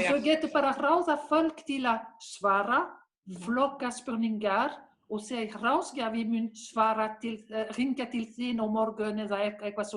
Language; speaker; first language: Icelandic; non-native, learner; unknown